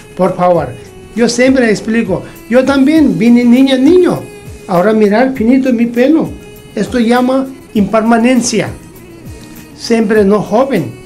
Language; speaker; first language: Spanish; non-native, learner; Tibetan